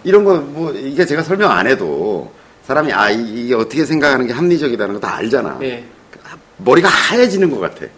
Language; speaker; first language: Korean; native; Korean